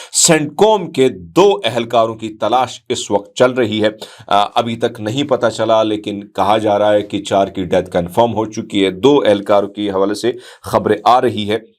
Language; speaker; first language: Urdu; non-native, local second language; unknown